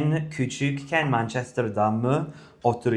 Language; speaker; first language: Turkish; non-native, learner; English